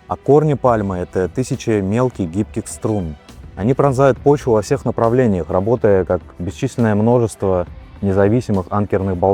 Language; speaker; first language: Russian; native; Russian